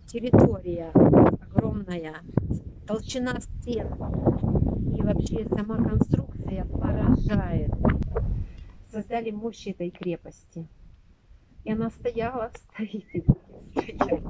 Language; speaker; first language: Russian; native; Russian